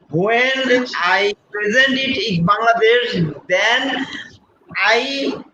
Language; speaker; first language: English; non-native, local second language; Bangla